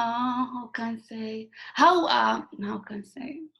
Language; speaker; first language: English; non-native, learner; Arabic